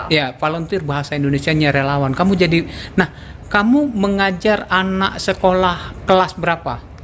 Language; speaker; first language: Indonesian; native; Indonesian